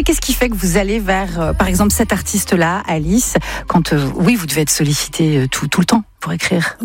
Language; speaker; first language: French; native; French